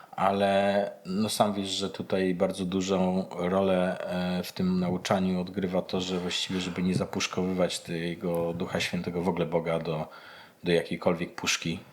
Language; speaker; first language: Polish; native; Polish